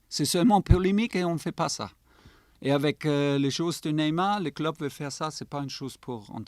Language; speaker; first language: French; non-native, fluent; German